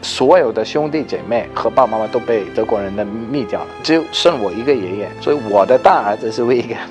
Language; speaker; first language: Chinese; non-native, fluent; Danish